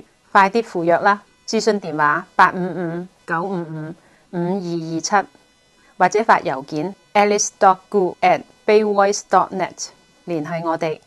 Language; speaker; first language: Chinese; non-native, local second language; Cantonese